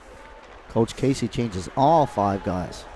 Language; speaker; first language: English; native; English